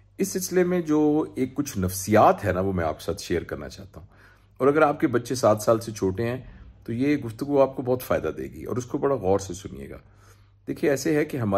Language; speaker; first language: Urdu; non-native, local second language; Punjabi